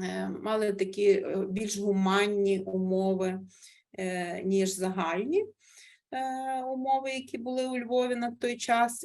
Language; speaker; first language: Ukrainian; native; Ukrainian